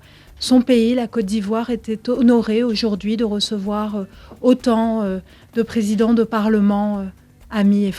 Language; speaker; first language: French; native; French